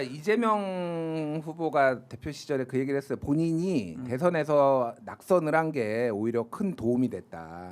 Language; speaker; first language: Korean; native; Korean